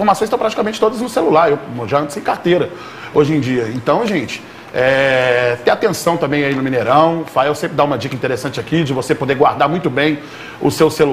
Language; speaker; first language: Portuguese; native; Portuguese